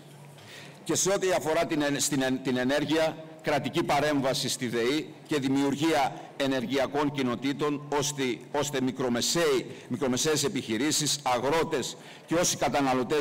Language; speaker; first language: Greek; native; Greek